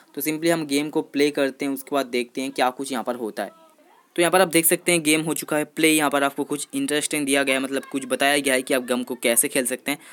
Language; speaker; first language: Hindi; non-native, local second language; Bangla